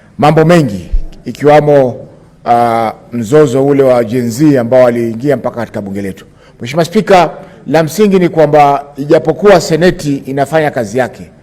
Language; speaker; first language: Swahili; native; Swahili